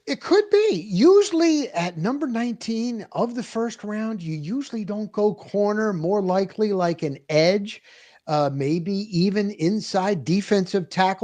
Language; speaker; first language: English; native; English